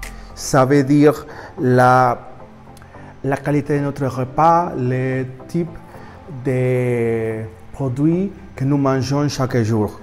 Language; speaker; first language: French; non-native, learner; Spanish